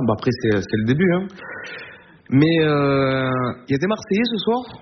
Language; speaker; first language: French; native; French